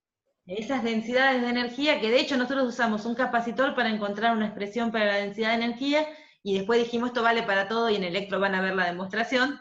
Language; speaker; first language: Spanish; native; Spanish